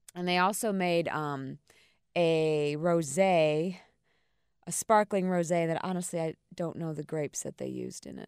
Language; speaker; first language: English; native; English